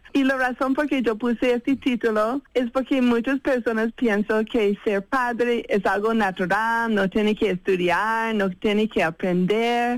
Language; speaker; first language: Spanish; non-native, fluent; English